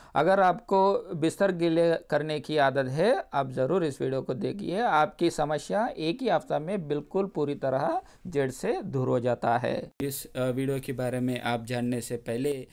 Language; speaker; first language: Hindi; non-native, local second language; Telugu